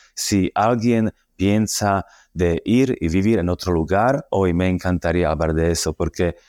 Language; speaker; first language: Spanish; non-native, fluent; Slovak